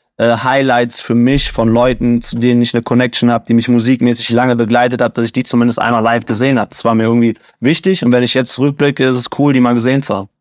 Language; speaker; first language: German; native; German